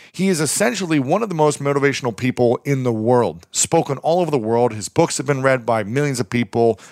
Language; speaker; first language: English; native; English